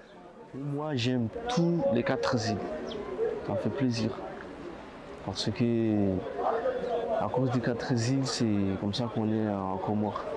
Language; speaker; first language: French; non-native, learner; Comorian